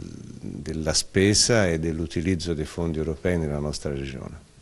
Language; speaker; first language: Italian; native; Italian